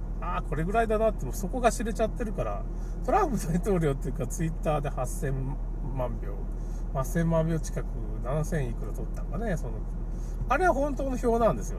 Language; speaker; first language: Japanese; native; Japanese